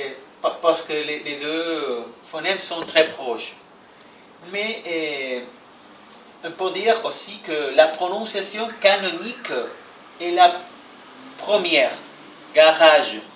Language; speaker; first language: French; non-native, fluent; Spanish